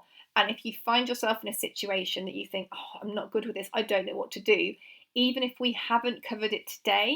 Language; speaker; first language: English; native; English